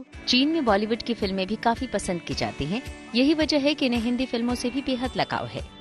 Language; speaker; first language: Hindi; native; Hindi